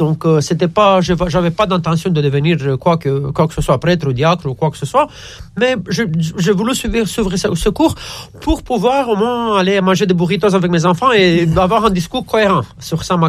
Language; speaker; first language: French; non-native, fluent; Romanian